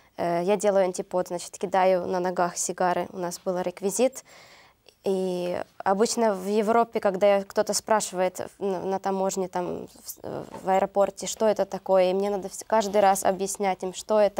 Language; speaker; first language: Russian; non-native, learner; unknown